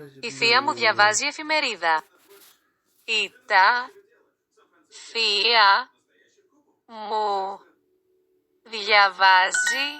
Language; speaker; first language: Greek; non-native, learner; Ukrainian